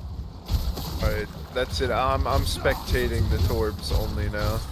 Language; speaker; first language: English; native; English